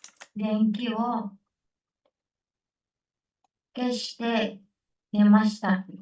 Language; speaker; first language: Japanese; non-native, learner; Indonesian